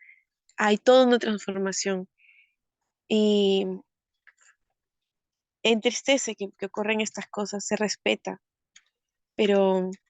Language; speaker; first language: Spanish; native; Spanish